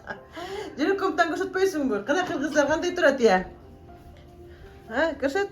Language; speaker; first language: Kyrgyz; native; Kyrgyz